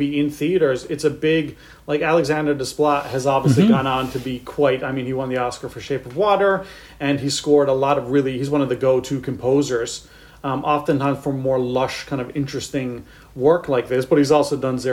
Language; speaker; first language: English; native; English